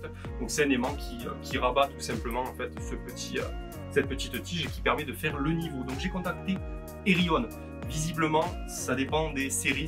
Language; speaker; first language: French; native; French